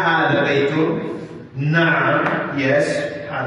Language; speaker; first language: Arabic; non-native, fluent; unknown